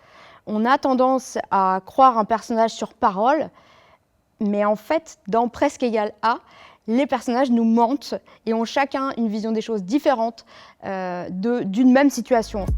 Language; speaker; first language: French; native; French